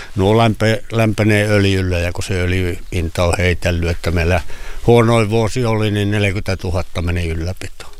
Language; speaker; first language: Finnish; native; Finnish